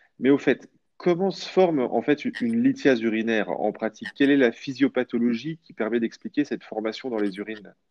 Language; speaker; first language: French; native; French